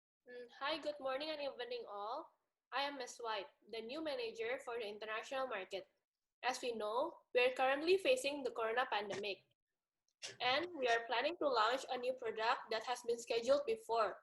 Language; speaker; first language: English; non-native, learner; Indonesian